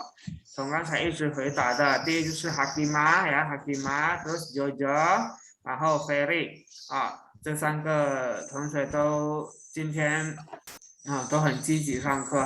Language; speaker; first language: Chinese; non-native, local second language; Indonesian